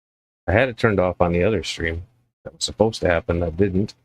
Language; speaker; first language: English; native; English